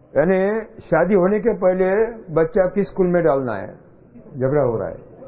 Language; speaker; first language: Hindi; non-native, local second language; Marathi